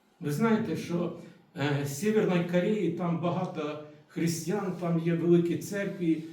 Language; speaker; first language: Ukrainian; non-native, local second language; Russian